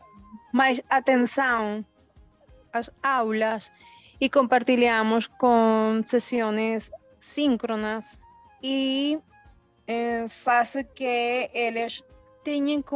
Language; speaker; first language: Portuguese; early bilingual, heritage; Spanish